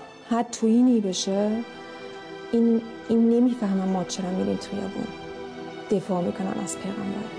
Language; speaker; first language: Persian; non-native, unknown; German